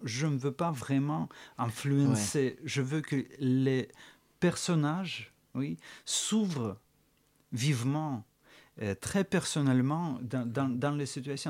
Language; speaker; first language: French; non-native, fluent; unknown